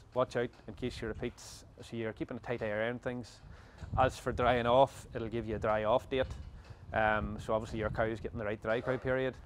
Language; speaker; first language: English; native; English